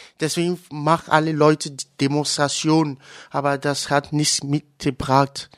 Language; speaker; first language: German; non-native, learner; Ewe